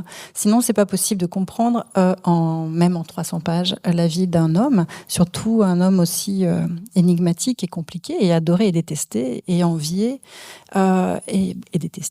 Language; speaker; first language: French; native; French